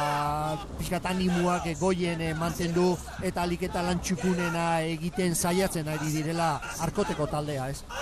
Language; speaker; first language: Basque; native; Basque